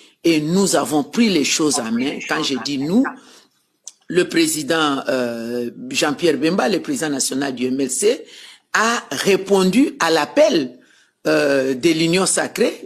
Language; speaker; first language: French; non-native, local second language; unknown